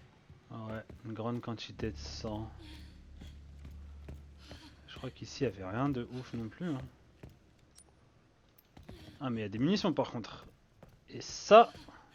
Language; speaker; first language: French; native; French